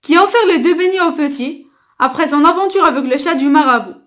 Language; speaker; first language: French; non-native, local second language; Arabic